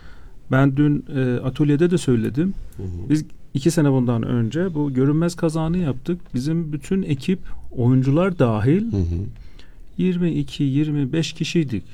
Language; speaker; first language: Turkish; non-native, fluent; Azerbaijani